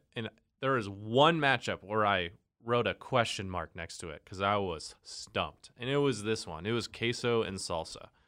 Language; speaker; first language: English; native; English